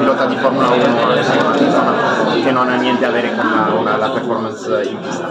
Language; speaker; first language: Italian; non-native, fluent; French